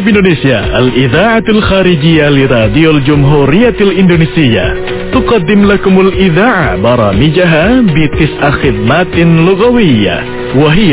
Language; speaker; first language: Arabic; non-native, fluent; Indonesian